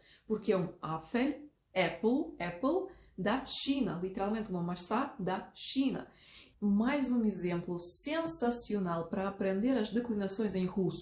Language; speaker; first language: Portuguese; non-native, fluent; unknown